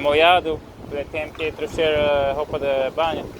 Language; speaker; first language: Portuguese; non-native, learner; English